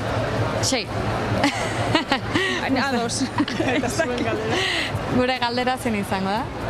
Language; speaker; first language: Basque; non-native, fluent; Spanish